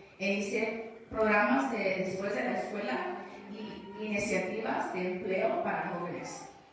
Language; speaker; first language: Spanish; early bilingual, heritage; Spanish